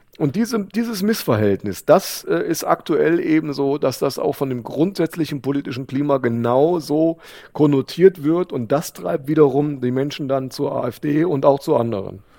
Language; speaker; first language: German; native; German